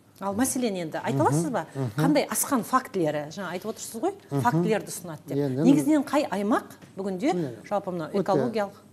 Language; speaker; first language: Kazakh; native; Kazakh